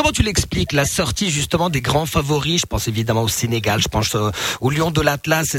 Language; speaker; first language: French; non-native, local second language; Arabic